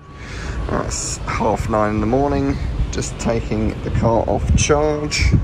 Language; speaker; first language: English; native; English